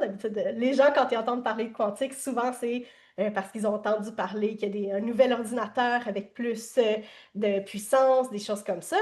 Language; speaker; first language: French; native; French